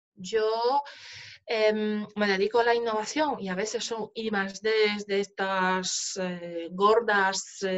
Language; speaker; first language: Spanish; non-native, fluent; Polish